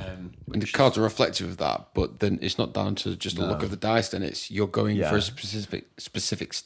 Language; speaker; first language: English; native; English